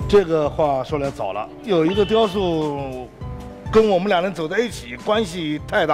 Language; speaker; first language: Chinese; native; Chinese